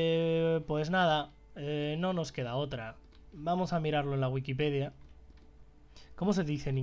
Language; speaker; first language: Spanish; native; Spanish